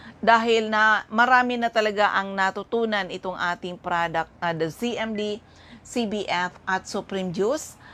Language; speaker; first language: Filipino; non-native, local second language; Bikol